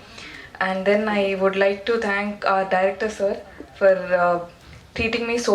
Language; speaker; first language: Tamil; non-native, learner; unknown